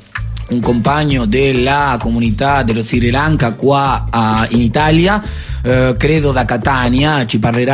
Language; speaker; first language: Italian; native; Italian